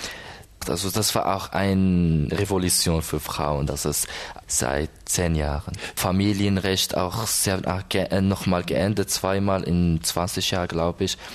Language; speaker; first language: German; non-native, learner; Arabic